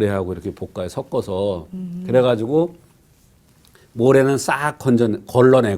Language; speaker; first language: Korean; native; Korean